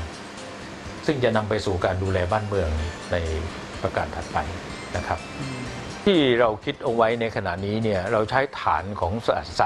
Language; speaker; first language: Thai; native; Thai